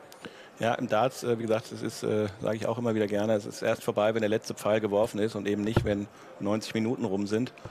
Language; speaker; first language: German; native; German